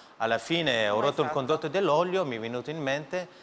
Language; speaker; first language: Italian; early bilingual, other home language; Persian